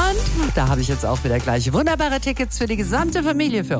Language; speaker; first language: German; native; German